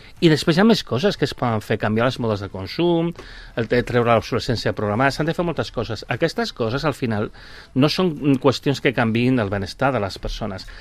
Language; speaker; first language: Catalan; non-native, local second language; Spanish